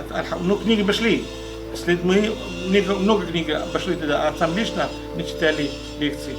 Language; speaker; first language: Russian; non-native, fluent; Arabic